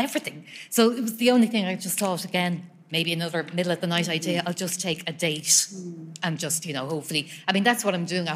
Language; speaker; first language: English; native; English